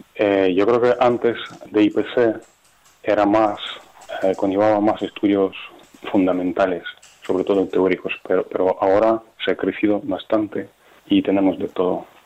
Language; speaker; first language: Spanish; non-native, fluent; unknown